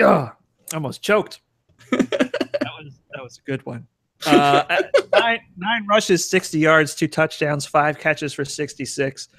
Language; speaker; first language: English; native; English